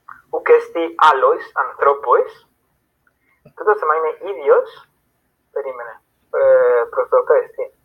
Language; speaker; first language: Greek; non-native, learner; Spanish